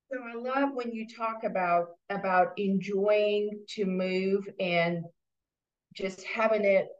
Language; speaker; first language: English; non-native, fluent; Russian